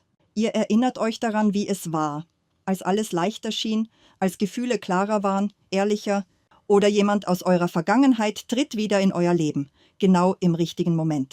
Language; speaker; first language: German; native; German